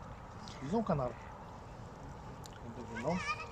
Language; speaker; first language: French; non-native, fluent; Polish